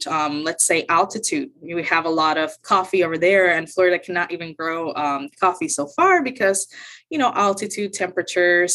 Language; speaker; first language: English; non-native, fluent; Spanish